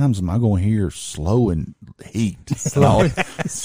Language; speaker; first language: English; native; English